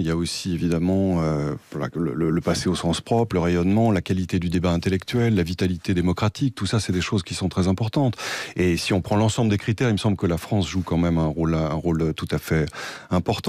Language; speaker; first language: French; native; French